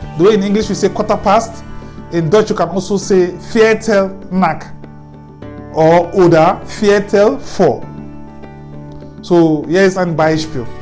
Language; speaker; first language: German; non-native, fluent; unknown